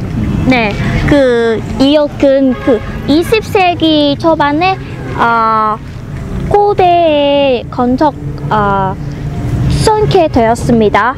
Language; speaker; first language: Korean; non-native, learner; Vietnamese